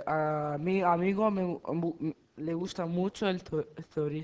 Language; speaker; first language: Spanish; non-native, learner; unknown